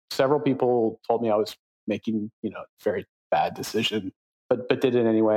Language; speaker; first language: English; native; English